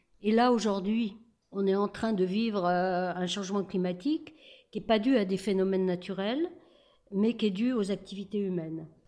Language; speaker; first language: French; native; French